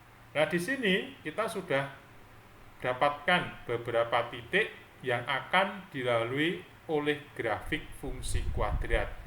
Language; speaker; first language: Indonesian; native; Indonesian